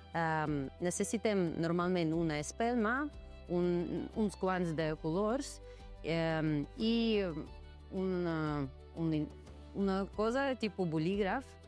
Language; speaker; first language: Catalan; non-native, learner; Ukrainian